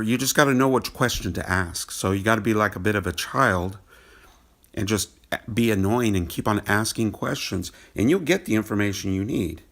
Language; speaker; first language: English; native; English